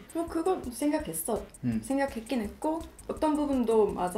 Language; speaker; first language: Korean; non-native, fluent; Swedish